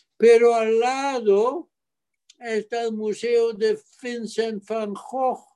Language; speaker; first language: Spanish; non-native, fluent; Dutch